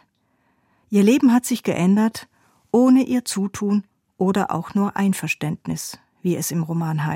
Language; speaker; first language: German; native; German